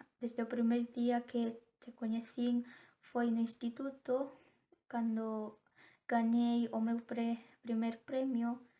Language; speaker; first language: Galician; early bilingual, other home language; Indonesian